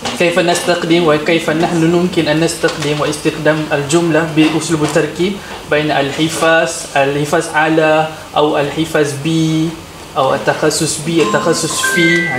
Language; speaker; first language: Arabic; non-native, learner; Malay